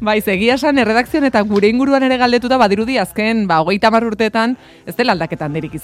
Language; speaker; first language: Basque; native; Basque